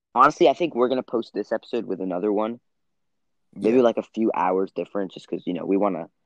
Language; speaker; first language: English; early bilingual, other home language; Italian